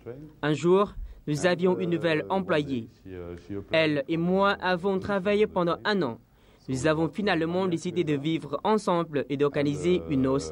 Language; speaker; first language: French; non-native, fluent; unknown